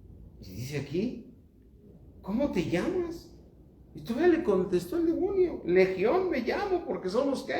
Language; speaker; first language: Spanish; native; Spanish